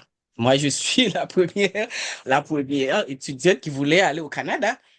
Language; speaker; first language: French; non-native, local second language; Haitian Creole